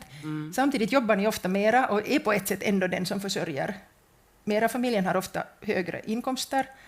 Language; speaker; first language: Swedish; native; Swedish